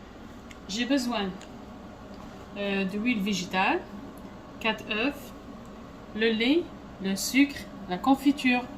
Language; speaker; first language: French; non-native, fluent; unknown